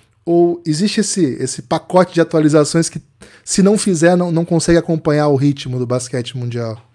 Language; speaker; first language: Portuguese; native; Portuguese